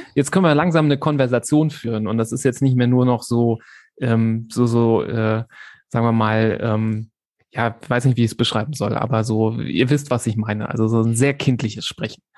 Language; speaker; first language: German; native; German